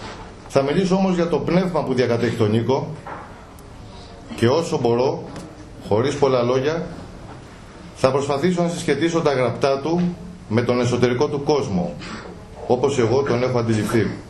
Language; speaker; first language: Greek; native; Greek